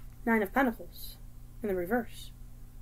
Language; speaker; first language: English; native; English